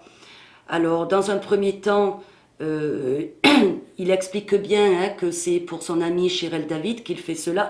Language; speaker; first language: French; native; French